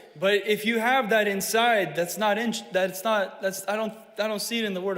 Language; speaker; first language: English; native; English